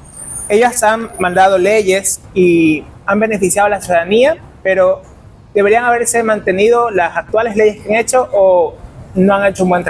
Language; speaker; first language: Spanish; native; Spanish